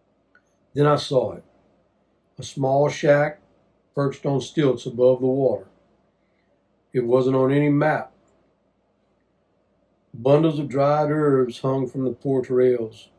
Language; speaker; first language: English; native; English